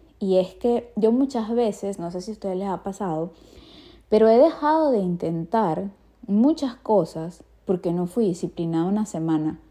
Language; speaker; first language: Spanish; native; Spanish